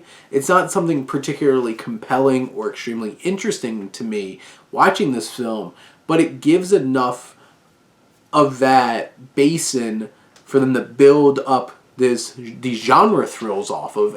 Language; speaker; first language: English; native; English